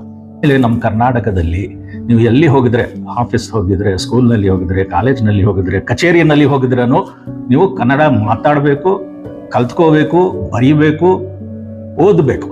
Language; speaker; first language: Kannada; non-native, local second language; Urdu